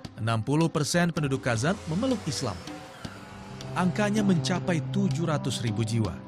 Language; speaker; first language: Indonesian; native; Indonesian